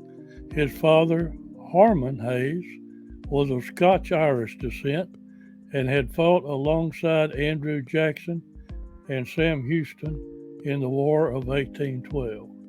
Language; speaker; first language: English; native; English